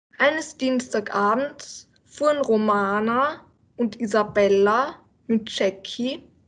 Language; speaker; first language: German; native; German